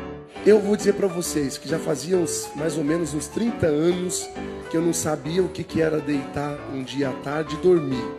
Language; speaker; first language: Portuguese; native; Portuguese